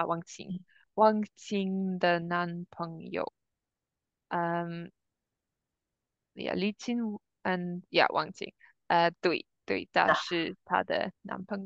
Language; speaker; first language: Chinese; non-native, learner; English